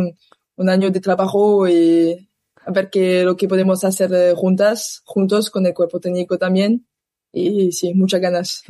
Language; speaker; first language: Spanish; non-native, learner; French